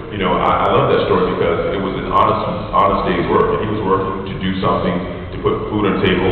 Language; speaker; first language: English; native; English